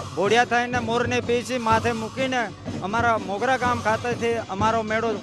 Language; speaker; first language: Gujarati; non-native, local second language; Rathawi